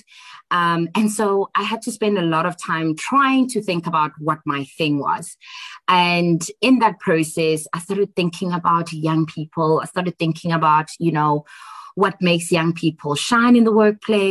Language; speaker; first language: English; non-native, local second language; Xhosa